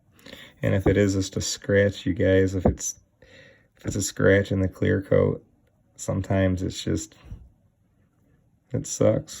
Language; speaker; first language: English; native; English